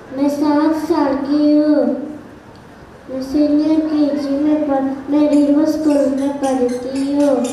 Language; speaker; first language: Hindi; non-native, local second language; Gujarati